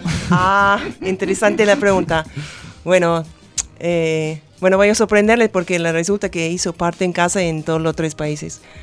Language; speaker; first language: Spanish; non-native, fluent; English